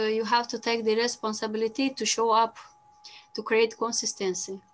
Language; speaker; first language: English; non-native, fluent; Romanian